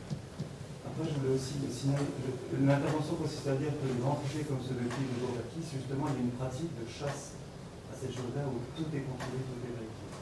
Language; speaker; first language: French; native; French